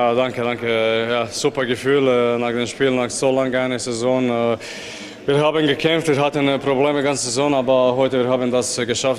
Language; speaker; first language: German; non-native, fluent; Croatian